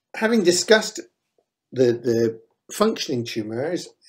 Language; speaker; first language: English; native; English